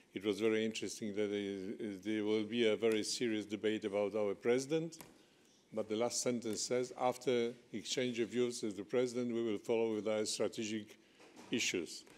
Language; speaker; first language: English; non-native, fluent; Polish